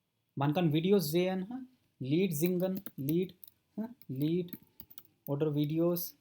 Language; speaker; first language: German; non-native, fluent; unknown